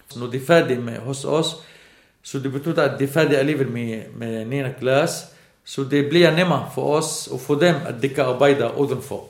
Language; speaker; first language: Danish; non-native, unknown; Arabic